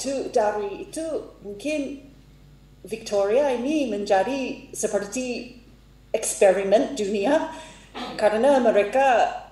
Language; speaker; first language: Indonesian; non-native, fluent; English